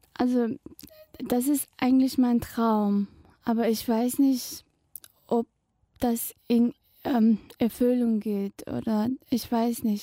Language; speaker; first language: German; non-native, fluent; Tibetan